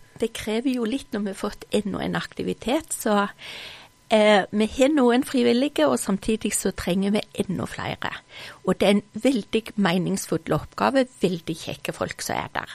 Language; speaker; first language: Norwegian; native; Norwegian